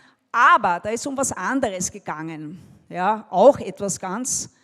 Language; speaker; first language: German; native; German